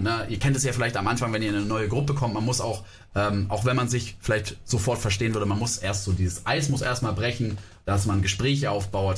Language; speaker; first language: German; native; German